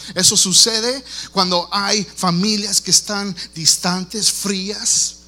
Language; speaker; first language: Spanish; early bilingual, heritage; Spanish